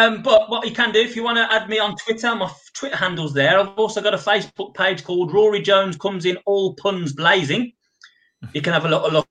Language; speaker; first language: English; native; English